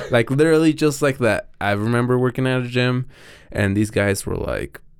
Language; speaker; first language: English; non-native, fluent; Spanish